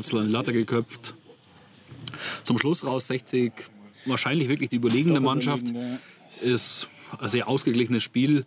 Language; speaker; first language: German; native; German